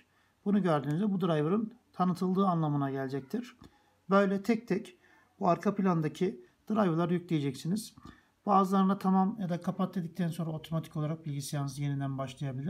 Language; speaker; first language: Turkish; native; Turkish